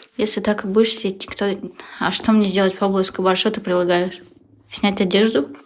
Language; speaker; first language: Russian; non-native, local second language; Uzbek